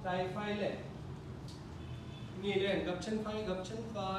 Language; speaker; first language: Vietnamese; non-native, learner; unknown